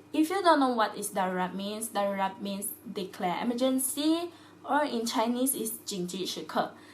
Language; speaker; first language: English; non-native, local second language; Chinese